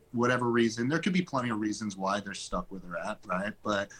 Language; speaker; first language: English; native; English